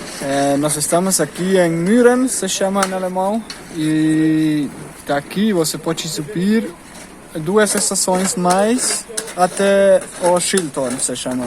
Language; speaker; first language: Portuguese; non-native, fluent; German